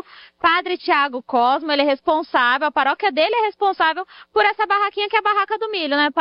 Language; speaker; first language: Portuguese; native; Portuguese